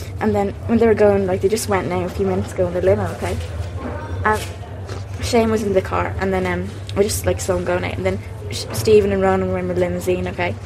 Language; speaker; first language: English; native; English